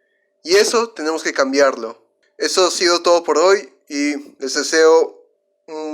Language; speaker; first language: Spanish; native; Spanish